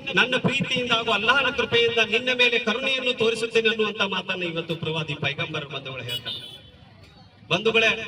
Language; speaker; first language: Kannada; native; Kannada